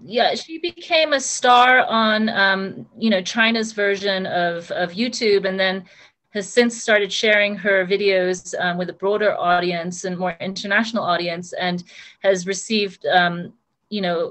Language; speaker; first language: English; native; English